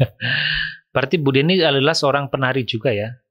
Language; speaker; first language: Indonesian; native; Indonesian